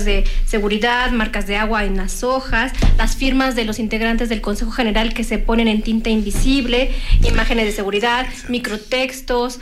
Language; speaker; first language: Spanish; native; Spanish